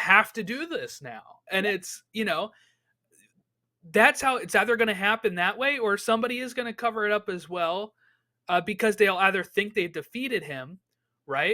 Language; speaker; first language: English; native; English